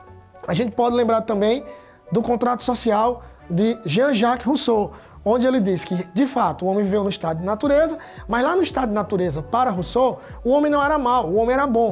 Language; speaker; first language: Portuguese; native; Portuguese